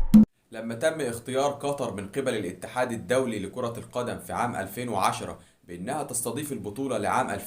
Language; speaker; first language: Arabic; native; Arabic